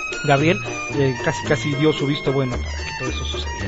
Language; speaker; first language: Spanish; native; Spanish